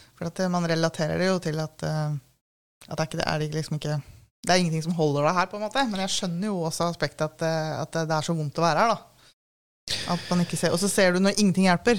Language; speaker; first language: Norwegian; native; Norwegian